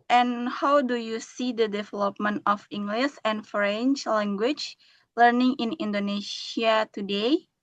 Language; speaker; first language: English; non-native, learner; Indonesian